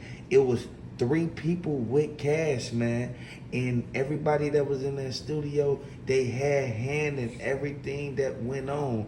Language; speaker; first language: English; native; English